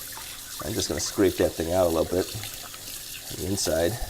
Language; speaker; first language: English; native; English